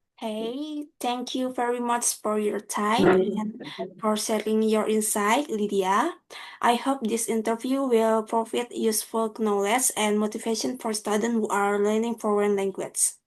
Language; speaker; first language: English; non-native, learner; Indonesian